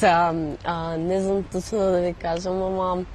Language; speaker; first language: Macedonian; non-native, local second language; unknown